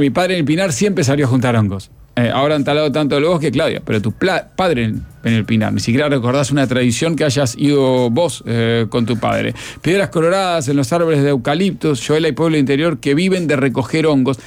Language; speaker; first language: Spanish; native; Spanish